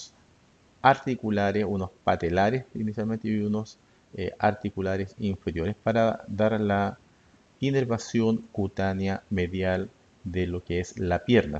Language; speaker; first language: Spanish; native; Spanish